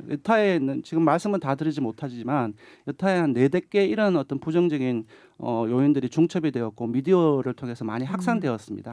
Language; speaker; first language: Korean; native; Korean